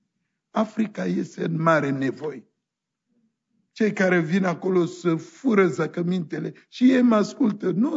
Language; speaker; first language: Romanian; non-native, fluent; French